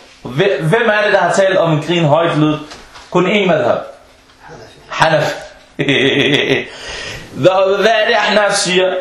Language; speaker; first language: Danish; early bilingual, other home language; Arabic